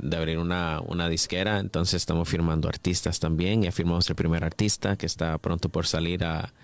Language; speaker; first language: Spanish; early bilingual, heritage; English